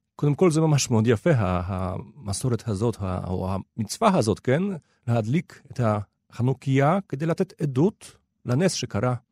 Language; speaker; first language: Hebrew; non-native, fluent; Polish